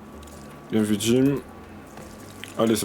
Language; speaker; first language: French; native; French